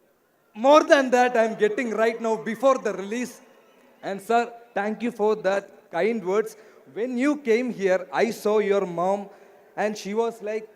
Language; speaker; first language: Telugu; non-native, learner; Malayalam